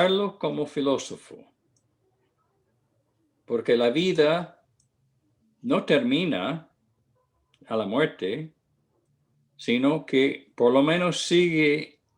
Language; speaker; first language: Spanish; non-native, fluent; English